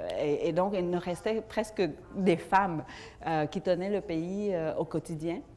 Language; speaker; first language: French; early bilingual, other home language; Vietnamese